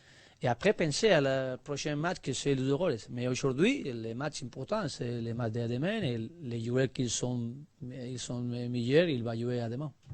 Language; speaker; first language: French; non-native, learner; Spanish